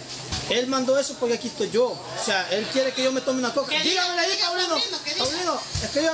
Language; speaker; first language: Spanish; native; Spanish